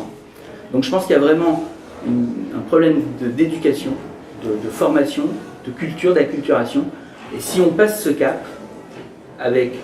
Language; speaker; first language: French; native; French